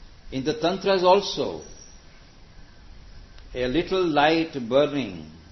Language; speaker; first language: English; non-native, local second language; Gujarati